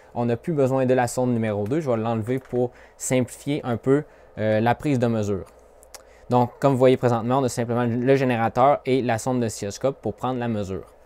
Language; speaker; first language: French; native; French